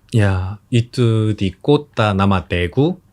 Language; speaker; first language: Indonesian; non-native, learner; Korean